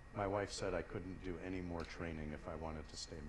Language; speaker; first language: English; native; English